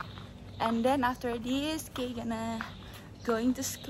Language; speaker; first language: English; non-native, learner; Indonesian